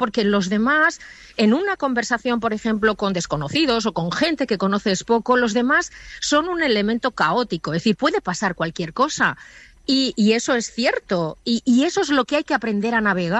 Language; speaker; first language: Spanish; native; Spanish